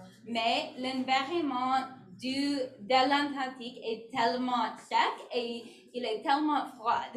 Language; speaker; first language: French; non-native, learner; English